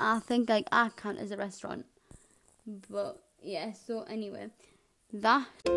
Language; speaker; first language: English; native; English